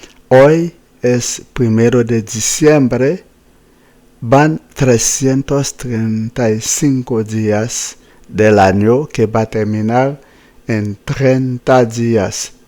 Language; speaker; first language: Spanish; non-native, fluent; Haitian Creole